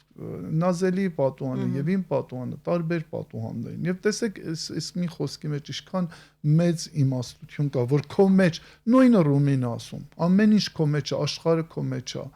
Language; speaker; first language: Armenian; native; Armenian